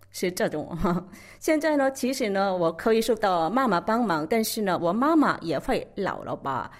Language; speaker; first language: Chinese; non-native, fluent; Korean